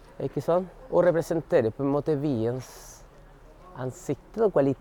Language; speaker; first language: Norwegian; non-native, fluent; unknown